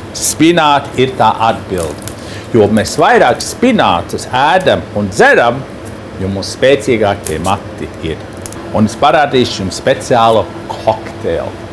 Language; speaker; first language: Latvian; early bilingual, heritage; Latvian